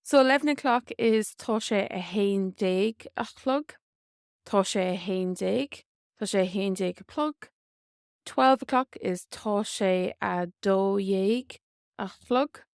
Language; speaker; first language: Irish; non-native, local second language; English